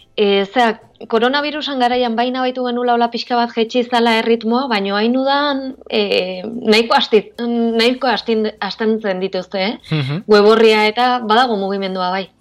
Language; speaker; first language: Basque; native; Basque